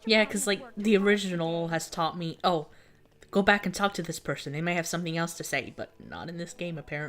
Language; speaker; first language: English; native; English